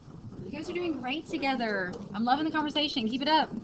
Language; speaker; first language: English; native; English